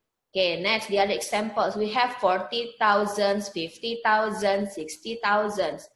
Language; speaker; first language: English; non-native, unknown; Indonesian